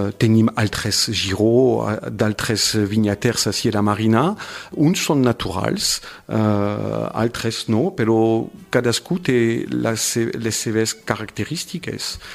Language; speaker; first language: Catalan; non-native, fluent; French